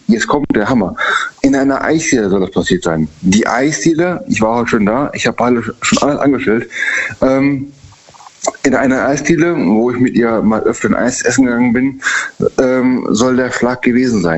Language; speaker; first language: German; native; German